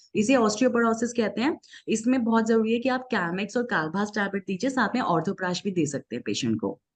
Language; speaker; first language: Hindi; native; Hindi